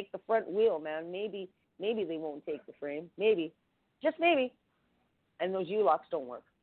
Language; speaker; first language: English; native; English